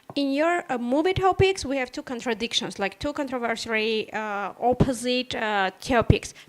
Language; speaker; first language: English; non-native, fluent; Armenian